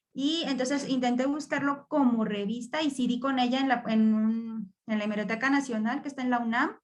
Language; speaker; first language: Spanish; native; Spanish